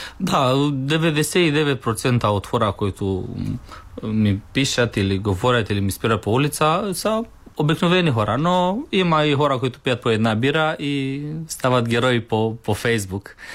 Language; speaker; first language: Bulgarian; non-native, learner; Romanian